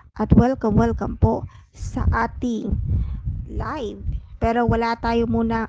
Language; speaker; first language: Filipino; native; Filipino